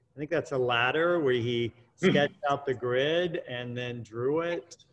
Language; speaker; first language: English; native; English